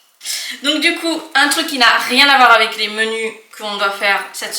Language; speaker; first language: French; native; French